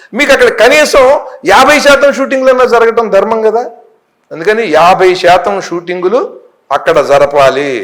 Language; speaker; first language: Telugu; native; Telugu